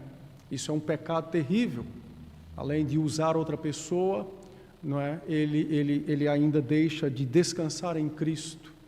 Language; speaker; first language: Portuguese; native; Portuguese